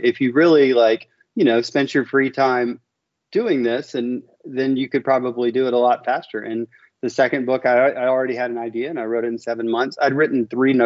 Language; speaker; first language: English; native; English